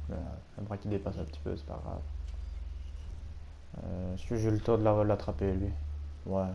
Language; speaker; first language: French; native; French